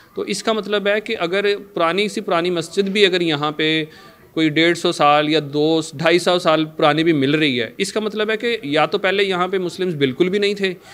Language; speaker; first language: Urdu; native; Urdu